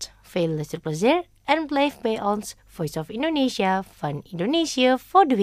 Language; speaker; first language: Dutch; non-native, learner; Indonesian